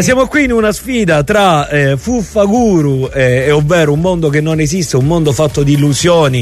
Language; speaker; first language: Italian; native; Italian